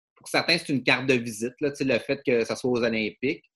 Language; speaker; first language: French; native; French